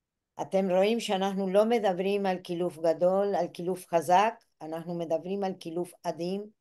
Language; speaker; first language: Hebrew; non-native, fluent; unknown